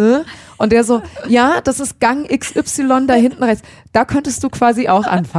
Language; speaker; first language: German; native; German